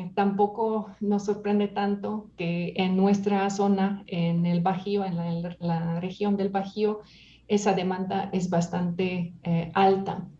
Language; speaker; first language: Spanish; non-native, fluent; Hungarian